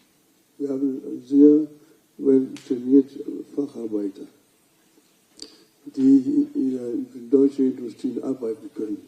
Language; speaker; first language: German; non-native, fluent; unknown